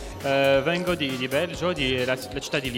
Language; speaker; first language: Italian; non-native, learner; French